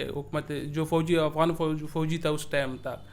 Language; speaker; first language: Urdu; early bilingual, other home language; Persian